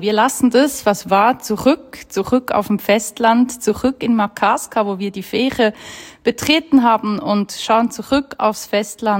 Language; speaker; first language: German; native; German